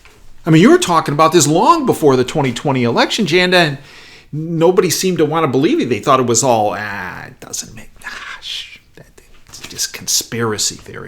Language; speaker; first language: English; native; English